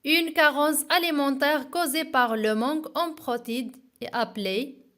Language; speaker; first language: French; non-native, local second language; Arabic